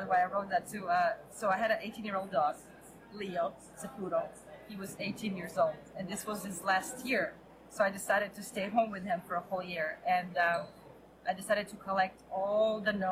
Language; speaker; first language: English; non-native, fluent; Hebrew